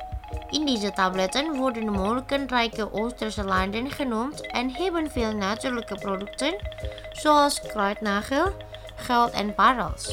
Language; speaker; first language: Dutch; non-native, learner; Indonesian